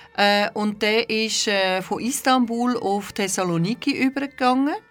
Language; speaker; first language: German; early bilingual, other home language; Turkish